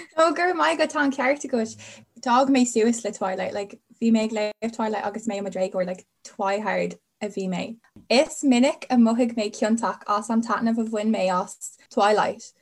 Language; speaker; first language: Irish; non-native, local second language; English